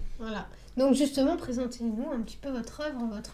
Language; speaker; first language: French; native; French